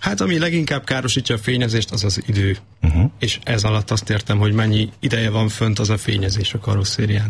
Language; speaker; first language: Hungarian; native; Hungarian